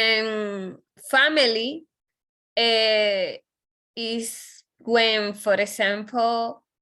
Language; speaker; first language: English; non-native, learner; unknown